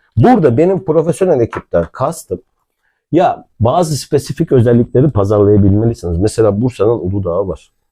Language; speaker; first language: Turkish; native; Turkish